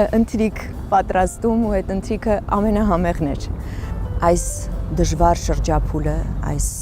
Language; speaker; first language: Armenian; native; Armenian